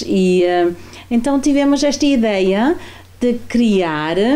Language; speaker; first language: Portuguese; non-native, fluent; German